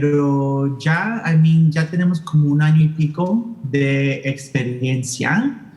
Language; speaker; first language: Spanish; early bilingual, heritage; Spanish